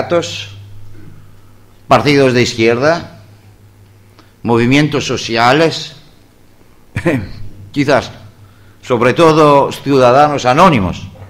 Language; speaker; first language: Spanish; non-native, fluent; Greek